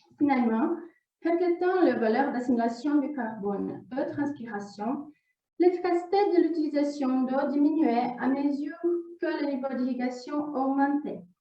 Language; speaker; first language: French; non-native, fluent; Portuguese